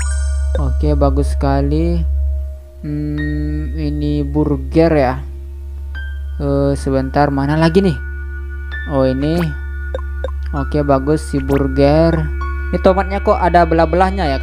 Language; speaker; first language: Indonesian; native; Indonesian